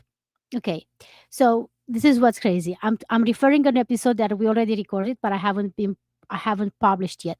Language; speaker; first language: English; non-native, fluent; Romanian